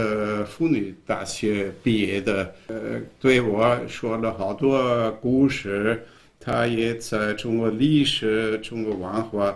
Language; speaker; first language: Chinese; non-native, fluent; German